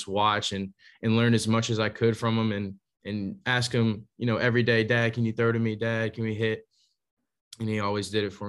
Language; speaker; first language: English; native; English